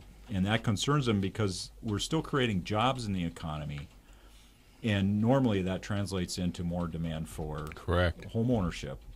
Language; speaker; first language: English; native; English